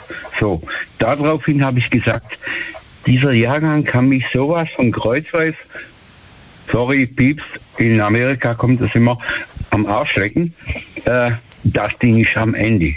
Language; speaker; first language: German; native; German